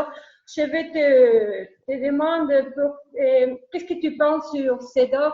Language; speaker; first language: French; non-native, learner; Spanish